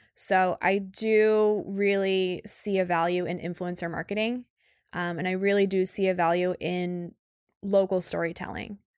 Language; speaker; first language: English; native; English